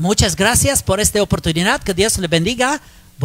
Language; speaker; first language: Spanish; non-native, learner; English